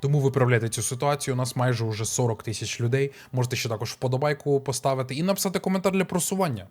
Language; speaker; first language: Ukrainian; native; Ukrainian